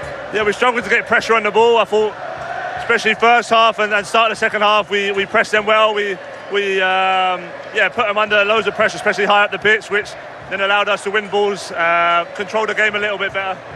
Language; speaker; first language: English; native; English